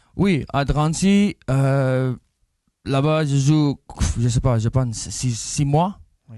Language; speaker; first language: French; non-native, learner; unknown